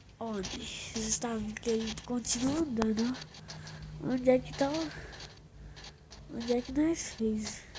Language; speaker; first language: Portuguese; native; Portuguese